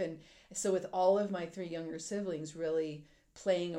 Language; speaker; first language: English; native; English